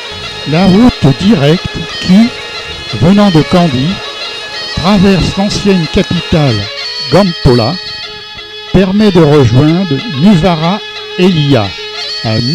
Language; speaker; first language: French; native; French